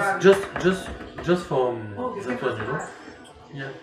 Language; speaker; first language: English; non-native, learner; French